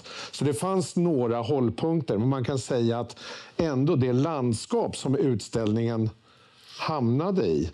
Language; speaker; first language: Swedish; native; Swedish